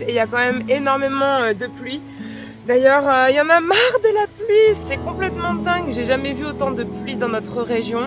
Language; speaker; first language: French; native; French